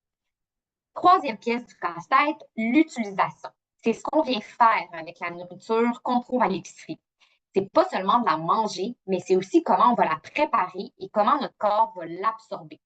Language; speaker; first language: French; native; French